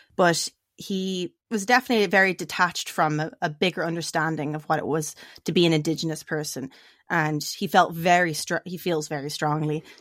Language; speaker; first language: English; native; English